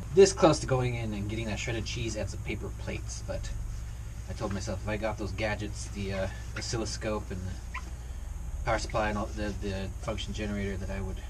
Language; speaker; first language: English; native; English